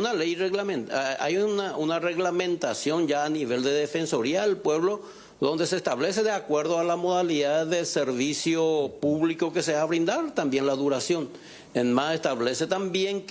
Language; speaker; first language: Spanish; native; Spanish